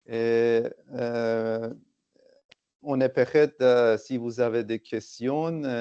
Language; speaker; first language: French; non-native, fluent; Persian